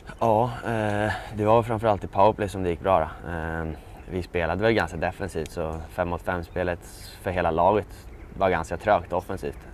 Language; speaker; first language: Swedish; native; Swedish